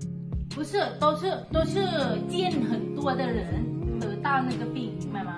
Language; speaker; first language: Chinese; non-native, fluent; Thai